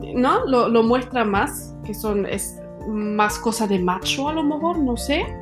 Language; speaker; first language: Spanish; non-native, fluent; German